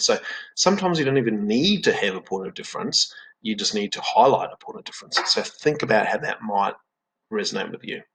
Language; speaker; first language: English; native; English